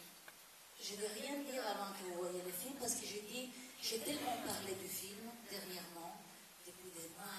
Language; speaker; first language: French; non-native, fluent; Italian